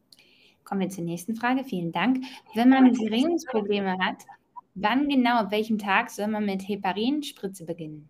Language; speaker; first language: German; native; German